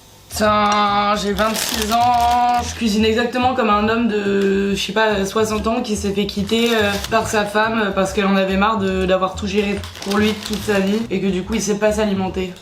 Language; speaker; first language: French; native; French